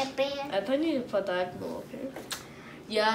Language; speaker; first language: Russian; early bilingual, heritage; Russian